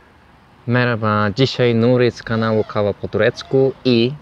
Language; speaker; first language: Polish; non-native, fluent; Turkish